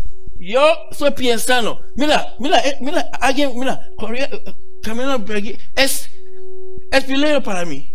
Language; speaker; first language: Spanish; non-native, learner; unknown